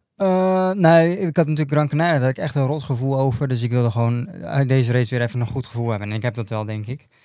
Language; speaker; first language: Dutch; native; Dutch